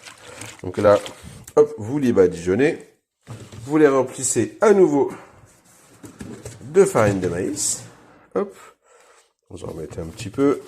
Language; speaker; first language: French; native; French